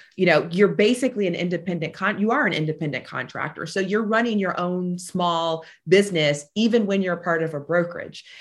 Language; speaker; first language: English; native; English